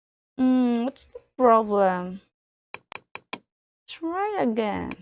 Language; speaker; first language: English; non-native, learner; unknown